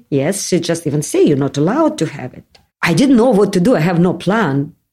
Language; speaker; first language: English; non-native, learner; Russian